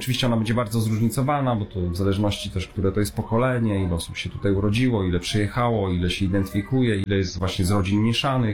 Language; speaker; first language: Polish; native; Polish